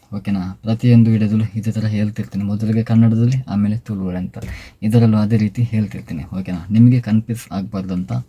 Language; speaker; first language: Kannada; non-native, local second language; Tulu